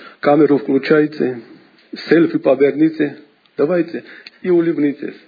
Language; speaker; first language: Russian; non-native, local second language; Georgian